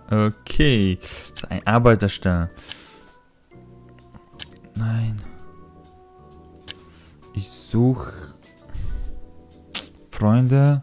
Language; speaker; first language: German; non-native, fluent; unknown